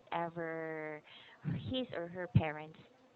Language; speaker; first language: English; non-native, fluent; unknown